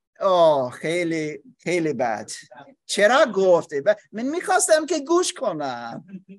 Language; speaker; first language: Persian; non-native, learner; English